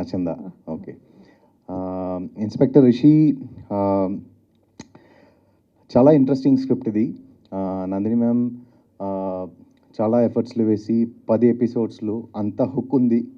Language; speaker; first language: Telugu; non-native, learner; Tamil